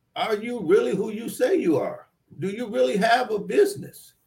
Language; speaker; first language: English; native; English